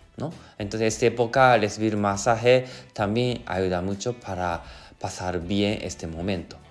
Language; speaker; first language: Spanish; non-native, learner; Japanese